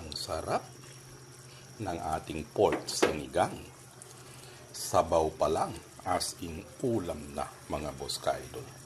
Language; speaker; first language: Filipino; non-native, local second language; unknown